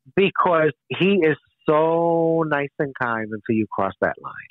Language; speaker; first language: English; native; English